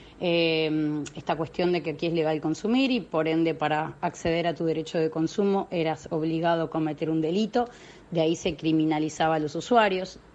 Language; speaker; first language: Spanish; native; Spanish